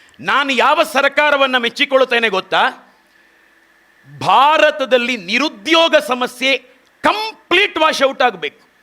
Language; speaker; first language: Kannada; native; Kannada